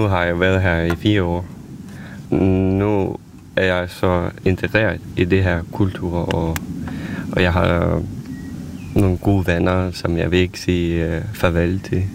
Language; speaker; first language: Danish; non-native, fluent; Ukrainian